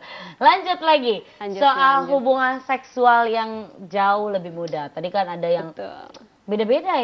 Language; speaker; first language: Indonesian; native; Indonesian